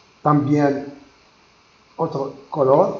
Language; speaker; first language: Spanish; non-native, learner; Arabic